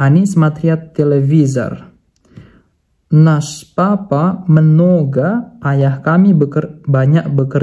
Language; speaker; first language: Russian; non-native, fluent; Indonesian